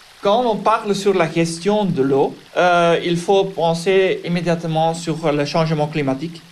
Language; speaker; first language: French; non-native, local second language; Dutch